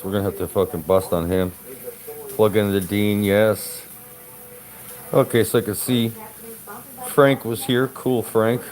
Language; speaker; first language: English; native; English